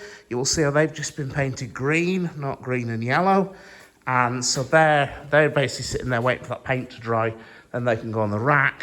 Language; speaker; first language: English; native; English